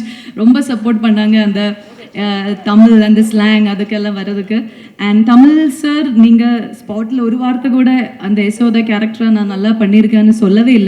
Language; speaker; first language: Tamil; non-native, fluent; Malayalam